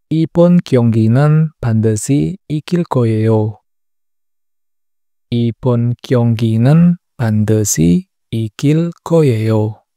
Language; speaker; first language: Korean; non-native, learner; Indonesian